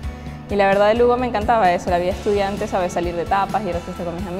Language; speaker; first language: Spanish; native; Spanish